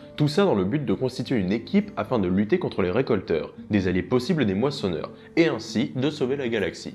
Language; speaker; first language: French; native; French